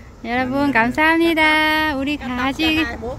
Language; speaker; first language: Korean; non-native, learner; Vietnamese